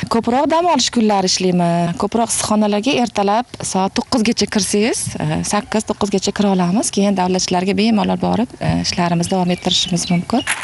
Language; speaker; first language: Uzbek; native; Uzbek